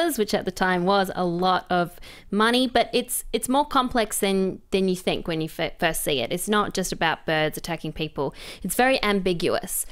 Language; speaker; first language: English; native; English